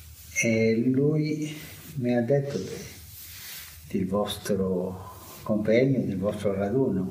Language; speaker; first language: Italian; early bilingual, heritage; Spanish